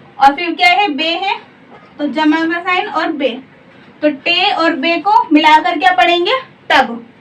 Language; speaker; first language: Hindi; native; Hindi